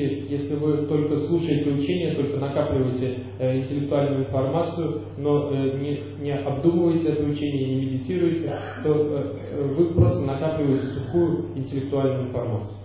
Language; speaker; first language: Russian; native; Russian